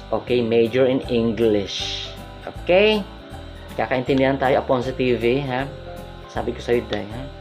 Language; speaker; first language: Filipino; non-native, local second language; Hiligaynon